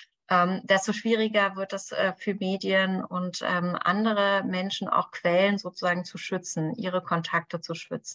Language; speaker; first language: German; native; German